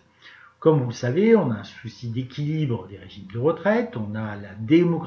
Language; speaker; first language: French; native; French